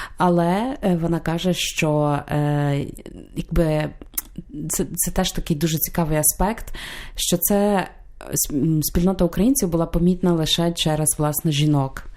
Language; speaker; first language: Ukrainian; native; Ukrainian